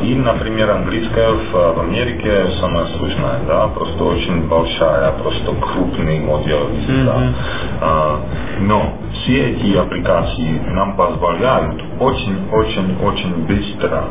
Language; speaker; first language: Russian; non-native, fluent; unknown